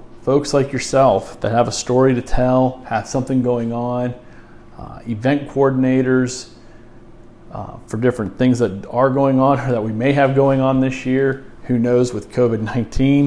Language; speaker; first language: English; native; English